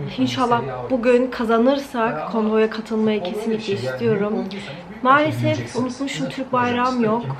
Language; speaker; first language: Turkish; early bilingual, heritage; Turkish